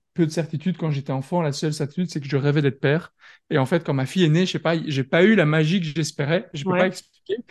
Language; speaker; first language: French; native; French